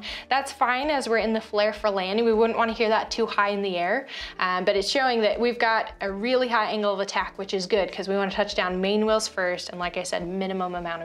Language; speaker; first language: English; native; English